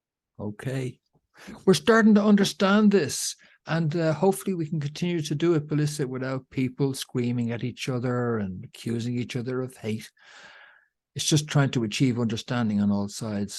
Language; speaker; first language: English; native; English